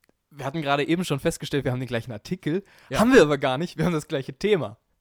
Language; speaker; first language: German; native; German